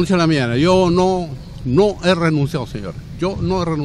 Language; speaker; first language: Spanish; native; Spanish